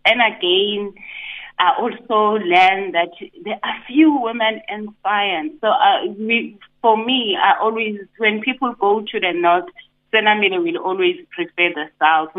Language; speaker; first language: English; non-native, local second language; Zulu